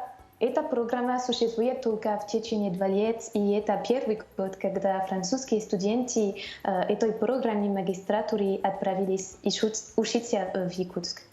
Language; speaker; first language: Russian; non-native, learner; French